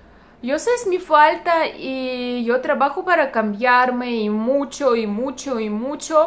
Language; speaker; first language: Spanish; non-native, learner; Russian